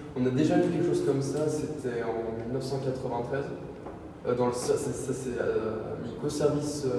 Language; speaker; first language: French; native; French